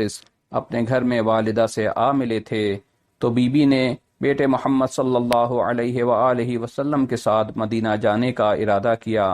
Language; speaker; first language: Urdu; native; Urdu